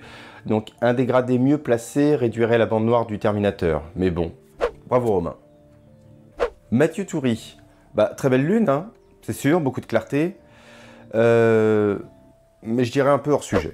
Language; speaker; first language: French; native; French